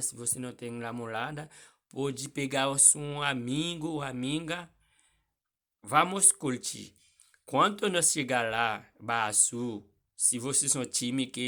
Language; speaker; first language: Portuguese; non-native, learner; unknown